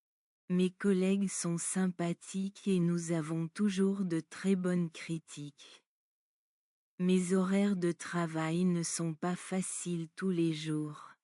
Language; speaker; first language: French; non-native, learner; Bangla